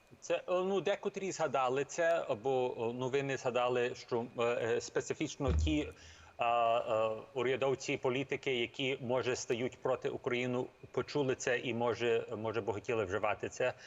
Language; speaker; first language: Ukrainian; early bilingual, heritage; Ukrainian